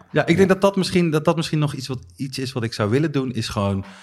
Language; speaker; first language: Dutch; native; Dutch